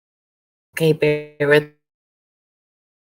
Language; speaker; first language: English; native; English